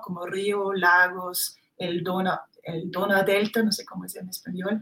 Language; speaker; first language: Spanish; non-native, fluent; German